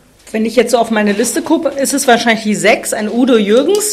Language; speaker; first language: German; native; German